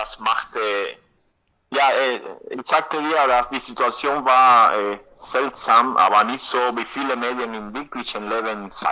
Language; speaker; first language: German; non-native, learner; Spanish